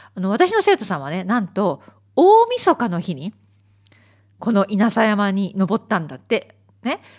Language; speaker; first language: Japanese; native; Japanese